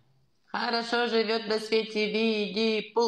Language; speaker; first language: Russian; native; Russian